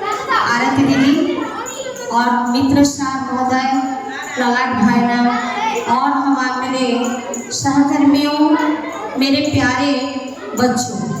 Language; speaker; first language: Hindi; non-native, local second language; Odia